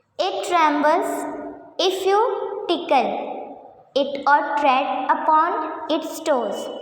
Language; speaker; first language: Hindi; native; Hindi